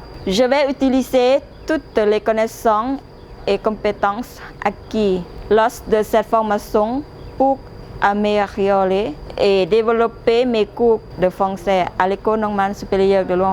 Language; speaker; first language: French; non-native, fluent; Lao